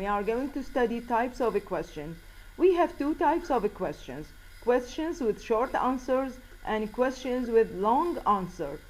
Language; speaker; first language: English; non-native, fluent; Arabic